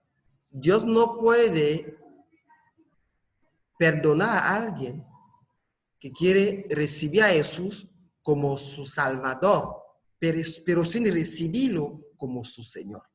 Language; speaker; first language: Spanish; non-native, fluent; French